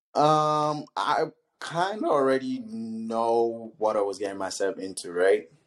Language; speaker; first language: English; non-native, local second language; Yoruba